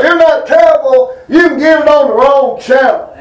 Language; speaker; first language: English; native; English